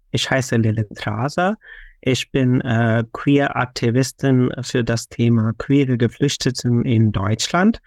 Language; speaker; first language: German; non-native, fluent; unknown